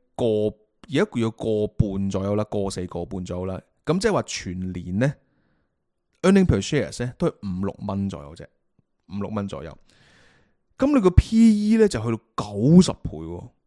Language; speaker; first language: Cantonese; native; Cantonese